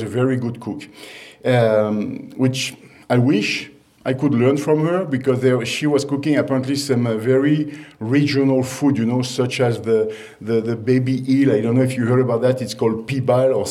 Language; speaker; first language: English; non-native, fluent; French